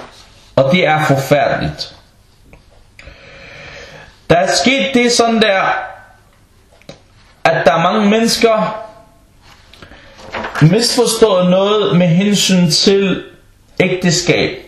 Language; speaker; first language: Danish; non-native, local second language; Arabic